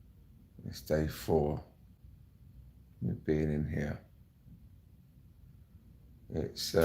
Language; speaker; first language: English; native; English